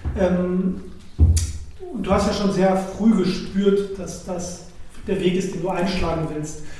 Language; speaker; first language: German; native; German